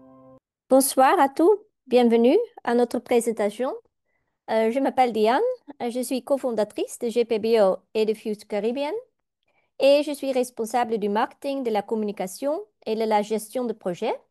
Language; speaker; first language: French; non-native, learner; Dutch